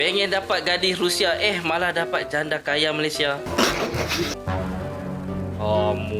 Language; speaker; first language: Indonesian; non-native, fluent; Malay